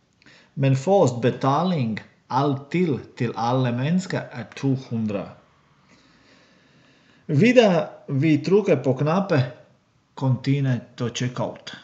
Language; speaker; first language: Danish; non-native, learner; Latvian